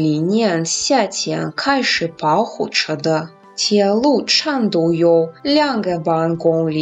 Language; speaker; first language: Chinese; non-native, learner; Russian